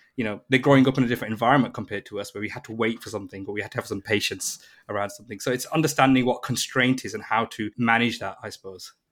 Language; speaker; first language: English; native; English